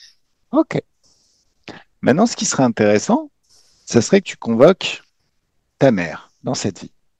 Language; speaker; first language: French; native; French